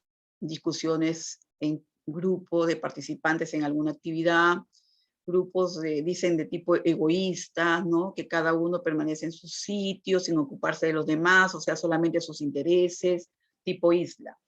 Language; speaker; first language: Spanish; native; Spanish